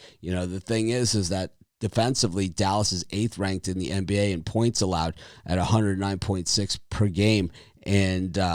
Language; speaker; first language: English; native; English